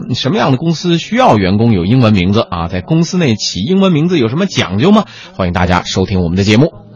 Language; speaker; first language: Chinese; native; Chinese